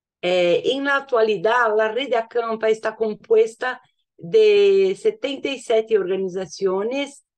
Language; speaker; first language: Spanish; non-native, learner; Portuguese